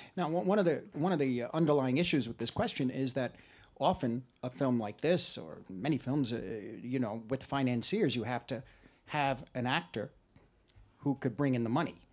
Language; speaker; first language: English; native; English